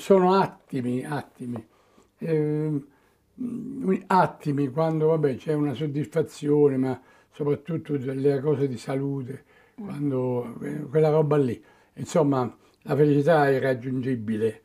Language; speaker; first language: Italian; native; Italian